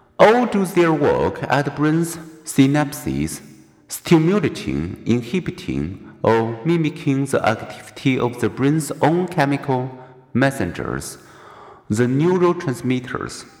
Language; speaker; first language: English; non-native, fluent; Chinese